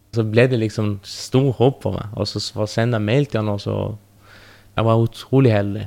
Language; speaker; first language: Norwegian; early bilingual, other home language; Persian